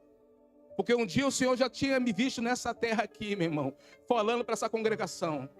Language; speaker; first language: Portuguese; native; Portuguese